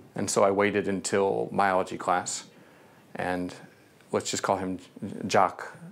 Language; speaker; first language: English; native; English